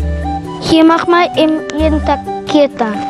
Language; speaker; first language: German; early bilingual, heritage; German